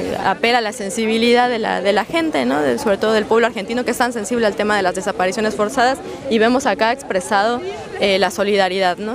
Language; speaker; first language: Spanish; native; Spanish